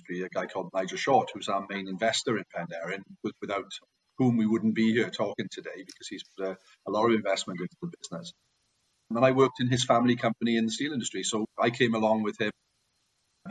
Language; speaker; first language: English; native; English